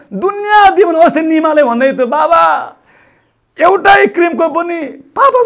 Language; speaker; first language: Nepali; non-native, local second language; Eastern Tamang